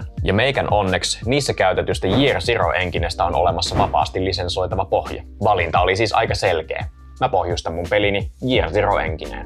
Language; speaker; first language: Finnish; native; Finnish